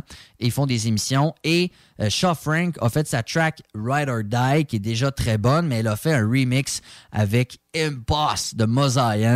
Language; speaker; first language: French; native; French